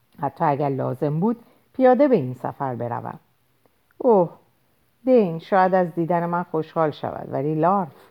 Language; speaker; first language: Persian; native; Persian